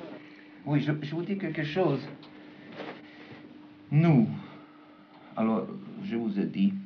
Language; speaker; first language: French; non-native, fluent; German